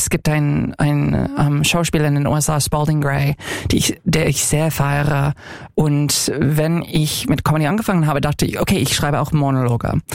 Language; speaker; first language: German; non-native, fluent; English